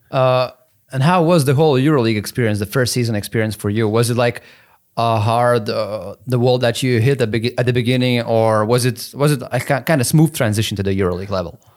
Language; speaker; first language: English; non-native, fluent; Lithuanian